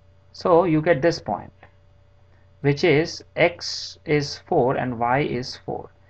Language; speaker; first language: English; non-native, local second language; Hindi